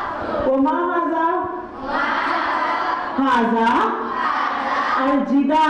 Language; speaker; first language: Arabic; non-native, learner; Urdu